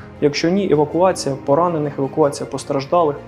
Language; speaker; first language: Ukrainian; non-native, local second language; Russian